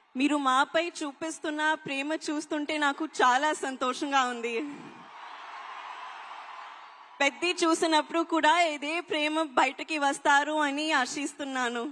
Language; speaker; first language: Telugu; non-native, learner; Hindi